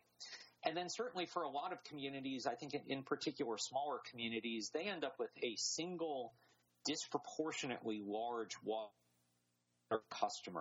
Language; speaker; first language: English; native; English